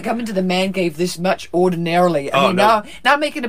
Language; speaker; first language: English; native; English